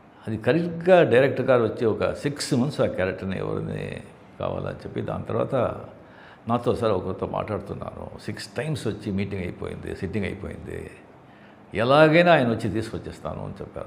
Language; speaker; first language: Telugu; non-native, fluent; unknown